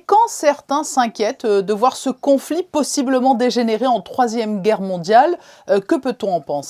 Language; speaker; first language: French; native; French